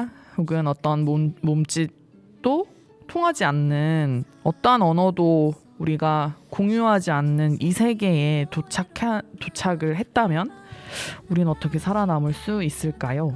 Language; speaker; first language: Korean; native; Korean